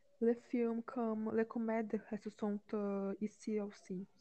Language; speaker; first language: French; non-native, learner; Portuguese